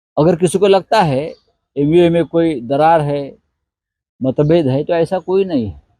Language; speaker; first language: Hindi; non-native, local second language; Marathi